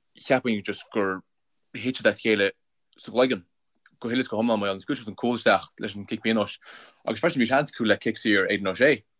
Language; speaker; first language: Irish; native; Irish